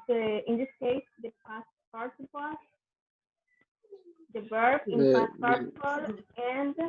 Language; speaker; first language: English; non-native, fluent; Spanish